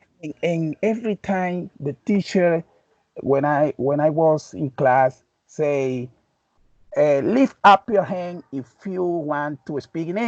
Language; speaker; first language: English; non-native, learner; Spanish